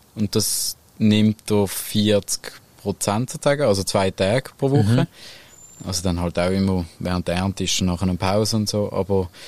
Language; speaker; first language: German; native; German